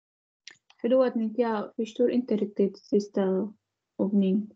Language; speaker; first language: Swedish; non-native, learner; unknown